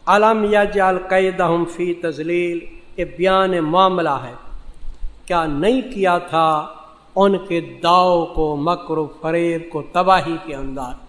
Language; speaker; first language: Urdu; non-native, local second language; Saraiki